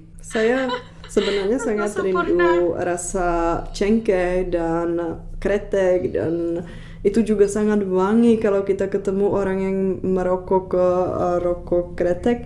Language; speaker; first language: Indonesian; non-native, fluent; Czech